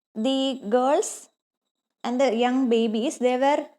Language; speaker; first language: English; non-native, local second language; Malayalam